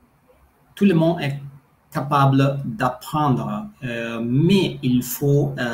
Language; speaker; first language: French; non-native, fluent; Italian